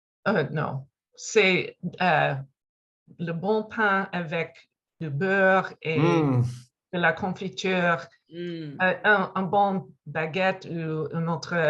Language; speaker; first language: French; non-native, learner; English